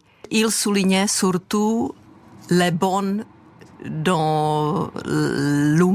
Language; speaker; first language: French; non-native, fluent; Czech